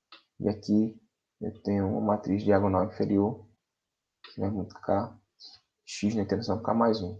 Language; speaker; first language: Portuguese; native; Portuguese